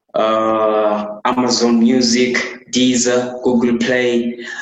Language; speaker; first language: English; non-native, local second language; Xhosa